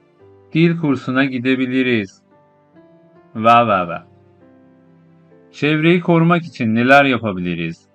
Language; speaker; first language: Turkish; non-native, fluent; Persian